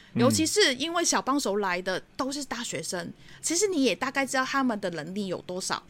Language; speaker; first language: Chinese; non-native, fluent; Cantonese